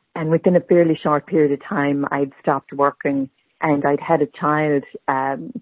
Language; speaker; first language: English; native; English